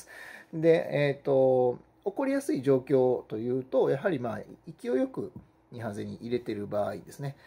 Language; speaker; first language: Japanese; native; Japanese